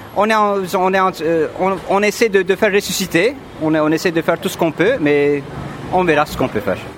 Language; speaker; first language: French; non-native, fluent; Turkish